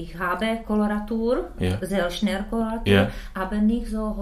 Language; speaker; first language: German; non-native, learner; Czech